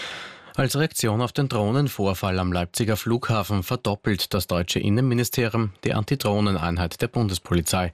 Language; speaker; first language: German; native; German